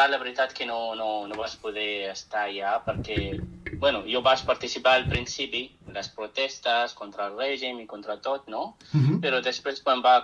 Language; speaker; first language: Catalan; non-native, fluent; Arabic